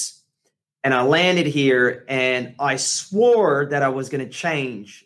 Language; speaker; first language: English; native; English